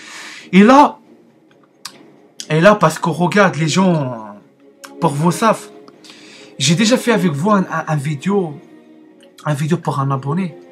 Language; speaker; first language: French; non-native, learner; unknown